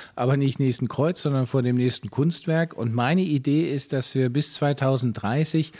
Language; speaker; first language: German; native; German